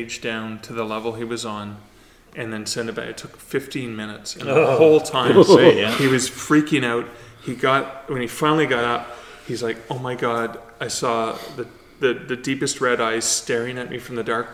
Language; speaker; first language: English; native; English